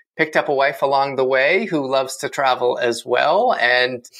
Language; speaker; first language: English; native; English